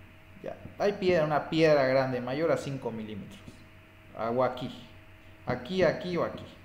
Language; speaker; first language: Spanish; native; Spanish